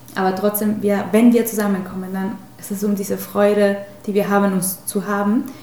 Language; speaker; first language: German; non-native, fluent; Spanish